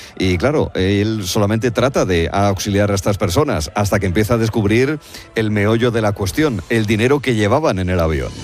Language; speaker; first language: Spanish; native; Spanish